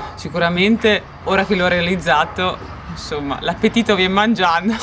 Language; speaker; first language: Italian; native; Italian